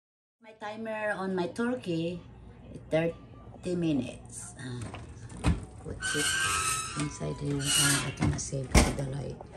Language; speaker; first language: English; non-native, learner; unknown